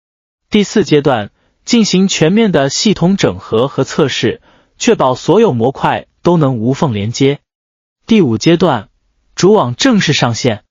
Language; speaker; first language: Chinese; native; Chinese